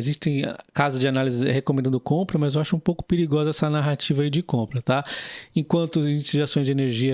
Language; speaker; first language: Portuguese; native; Portuguese